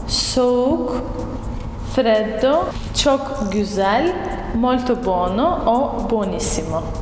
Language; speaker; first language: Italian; non-native, fluent; Turkish